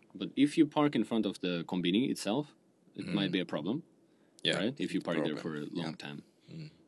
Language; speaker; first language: English; non-native, fluent; Russian